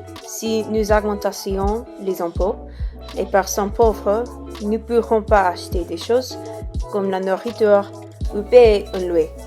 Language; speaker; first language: French; non-native, learner; English